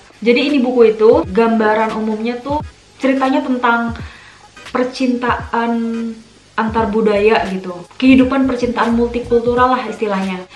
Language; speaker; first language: Indonesian; native; Indonesian